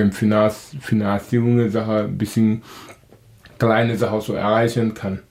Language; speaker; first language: German; non-native, local second language; Wolof